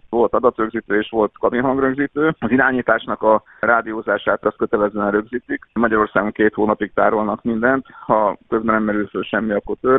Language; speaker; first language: Hungarian; native; Hungarian